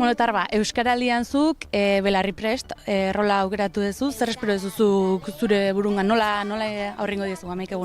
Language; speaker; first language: Basque; native; Basque